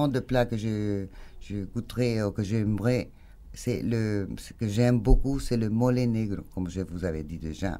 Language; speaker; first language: French; non-native, fluent; Spanish